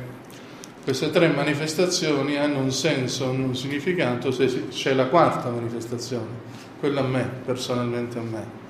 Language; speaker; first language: Italian; native; Italian